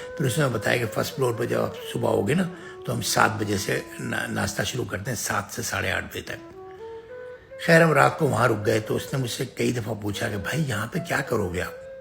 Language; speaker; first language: Urdu; native; Urdu